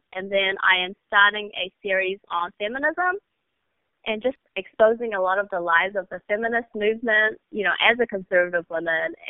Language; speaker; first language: English; native; English